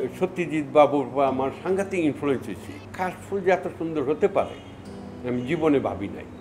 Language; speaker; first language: Bangla; native; Bangla